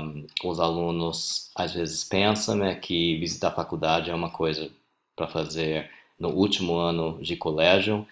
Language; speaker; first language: Portuguese; non-native, fluent; English